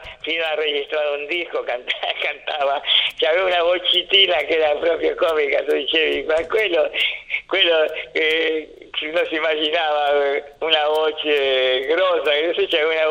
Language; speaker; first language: Italian; non-native, fluent; Spanish